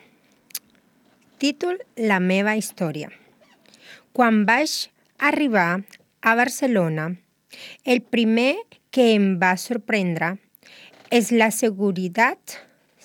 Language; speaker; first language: Catalan; non-native, learner; Spanish